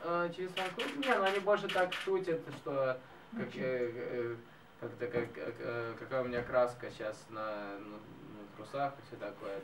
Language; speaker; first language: Russian; early bilingual, heritage; Russian